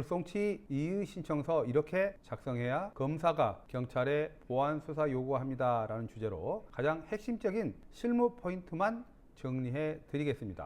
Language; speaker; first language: Korean; native; Korean